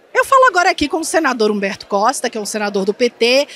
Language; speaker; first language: Portuguese; native; Portuguese